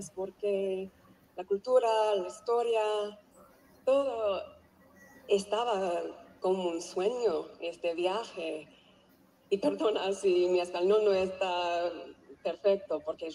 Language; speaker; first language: Spanish; non-native, learner; English